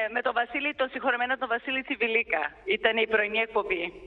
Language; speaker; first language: Greek; early bilingual, heritage; Greek